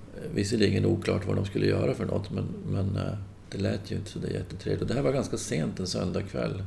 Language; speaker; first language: Swedish; native; Swedish